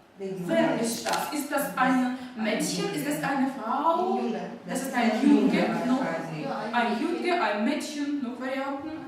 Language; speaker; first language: German; non-native, fluent; Ukrainian